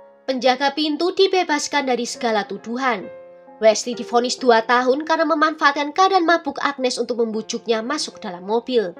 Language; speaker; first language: Indonesian; native; Indonesian